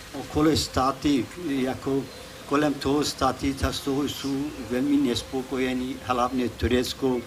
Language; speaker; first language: Czech; non-native, fluent; Kurdish